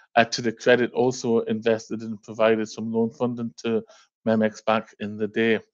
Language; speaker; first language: English; native; English